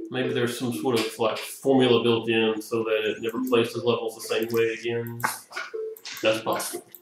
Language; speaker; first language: English; native; English